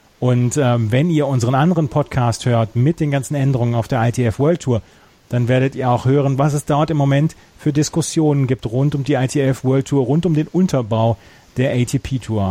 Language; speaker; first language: German; native; German